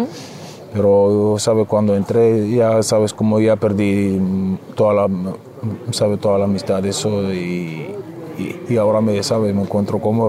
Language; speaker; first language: Spanish; non-native, fluent; Arabic